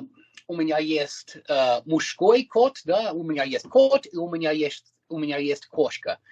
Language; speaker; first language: Russian; non-native, learner; English